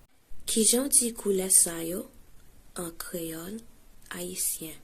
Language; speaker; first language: Haitian Creole; early bilingual, heritage; Haitian Creole